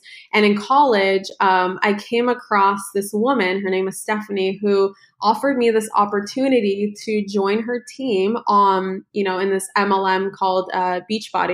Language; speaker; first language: English; native; English